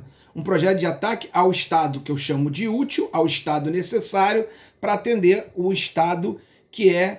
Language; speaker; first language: Portuguese; native; Portuguese